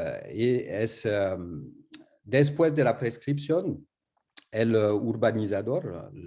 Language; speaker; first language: Spanish; non-native, learner; French